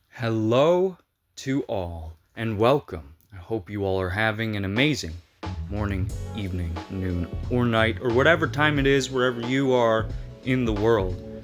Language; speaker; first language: English; native; English